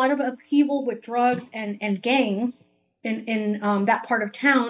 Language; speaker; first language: English; early bilingual, other home language; Spanish